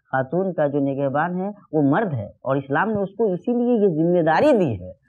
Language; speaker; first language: Urdu; native; Urdu